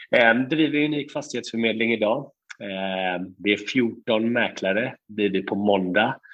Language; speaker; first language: Swedish; early bilingual, other home language; Persian